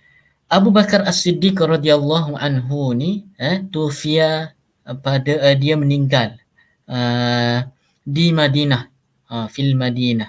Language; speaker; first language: Malay; native; Malay